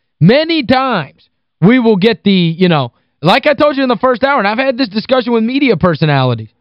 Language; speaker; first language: English; native; English